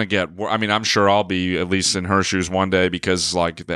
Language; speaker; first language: English; native; English